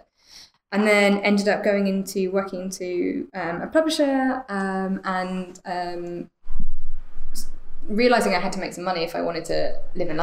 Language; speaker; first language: English; native; English